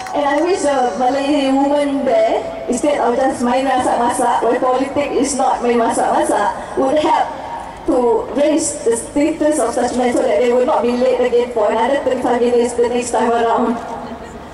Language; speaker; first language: English; non-native, local second language; Malay